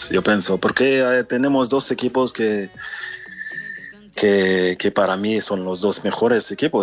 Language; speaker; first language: Spanish; non-native, fluent; French